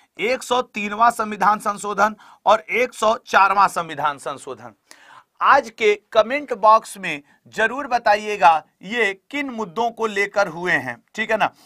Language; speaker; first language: Hindi; native; Hindi